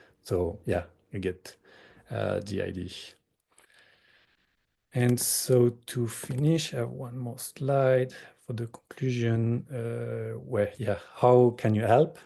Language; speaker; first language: English; non-native, fluent; French